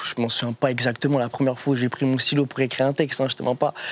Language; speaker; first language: French; native; French